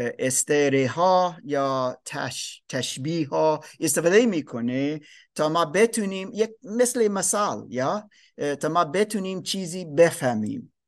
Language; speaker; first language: Persian; non-native, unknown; German